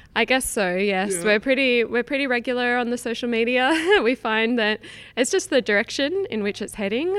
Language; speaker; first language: English; native; English